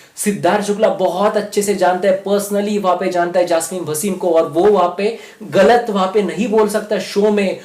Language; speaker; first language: Hindi; non-native, local second language; Marathi